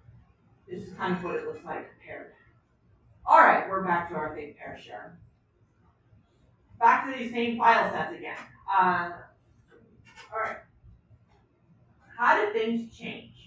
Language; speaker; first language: English; native; English